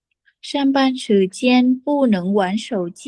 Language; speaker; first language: Chinese; non-native, learner; Vietnamese